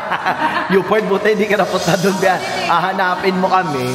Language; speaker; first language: Filipino; native; Filipino